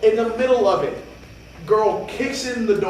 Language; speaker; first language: English; native; English